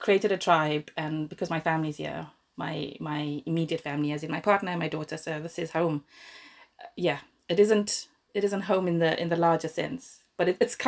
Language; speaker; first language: English; native; English